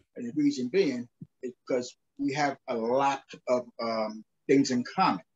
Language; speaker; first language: English; native; English